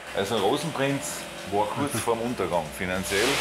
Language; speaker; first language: German; native; German